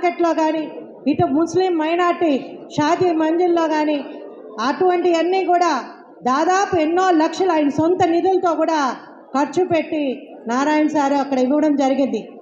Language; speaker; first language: Telugu; native; Telugu